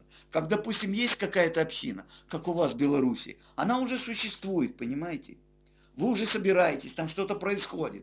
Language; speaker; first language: Russian; native; Russian